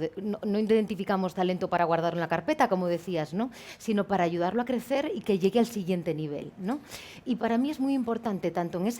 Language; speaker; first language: Spanish; native; Spanish